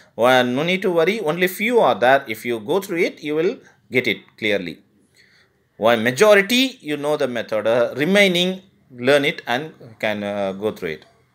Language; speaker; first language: English; non-native, local second language; Tamil